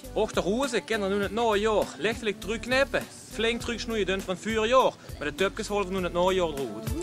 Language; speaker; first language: Dutch; native; Dutch